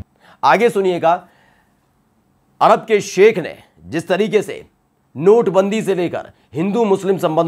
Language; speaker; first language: Hindi; native; Hindi